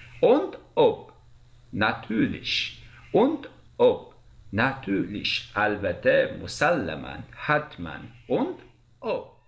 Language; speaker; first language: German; non-native, fluent; Persian